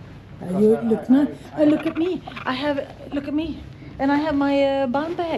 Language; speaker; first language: English; non-native, fluent; Swedish